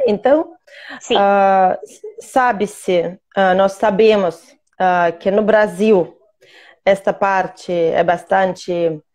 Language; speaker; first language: Portuguese; non-native, fluent; Russian